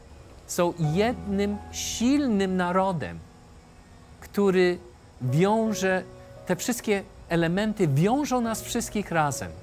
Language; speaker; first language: Polish; early bilingual, heritage; English